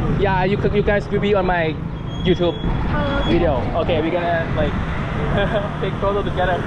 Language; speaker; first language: English; non-native, learner; Thai